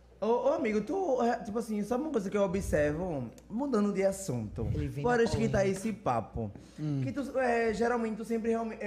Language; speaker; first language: Portuguese; native; Portuguese